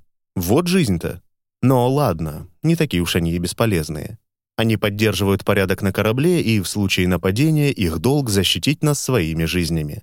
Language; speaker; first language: Russian; native; Russian